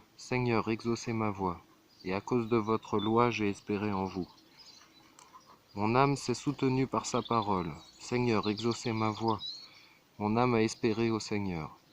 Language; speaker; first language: French; native; French